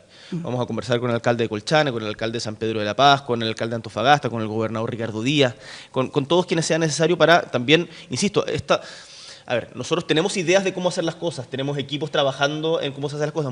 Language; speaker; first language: Spanish; native; Spanish